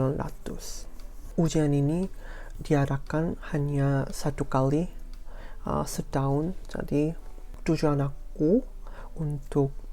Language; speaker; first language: Indonesian; non-native, fluent; Korean